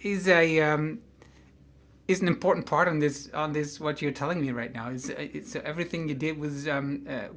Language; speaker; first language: English; non-native, fluent; Dutch